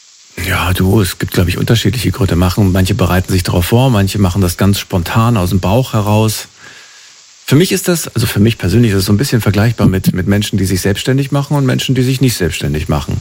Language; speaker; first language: German; native; German